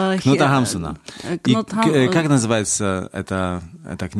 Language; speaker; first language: Russian; non-native, learner; Polish